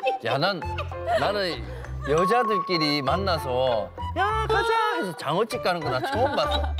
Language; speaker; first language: Korean; native; Korean